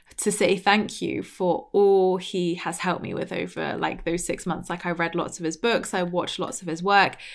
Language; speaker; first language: English; native; English